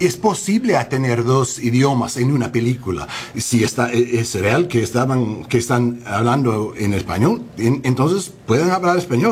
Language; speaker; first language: Spanish; non-native, learner; English